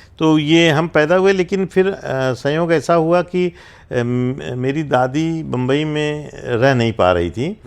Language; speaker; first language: Hindi; native; Hindi